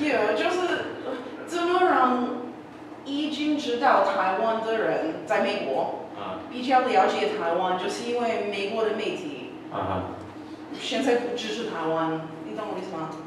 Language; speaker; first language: Chinese; non-native, learner; English